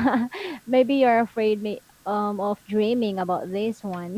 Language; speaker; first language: English; non-native, local second language; Filipino